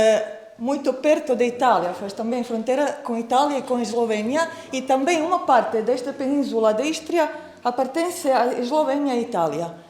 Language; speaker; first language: Portuguese; non-native, fluent; Croatian